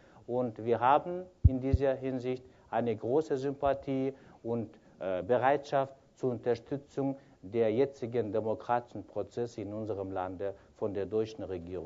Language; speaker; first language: German; non-native, fluent; Kyrgyz